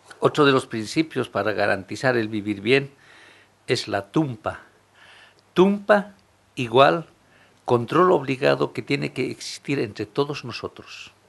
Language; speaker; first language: Spanish; non-native, local second language; Aymara